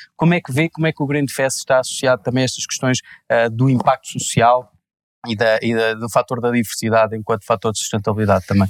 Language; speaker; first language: Portuguese; native; Portuguese